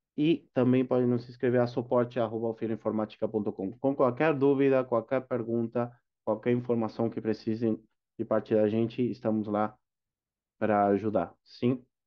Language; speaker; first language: Portuguese; non-native, fluent; Spanish